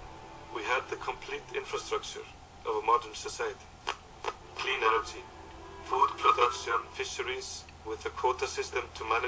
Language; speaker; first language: English; non-native, fluent; Icelandic